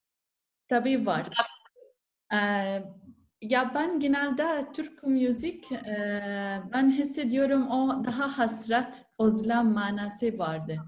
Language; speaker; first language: Turkish; non-native, learner; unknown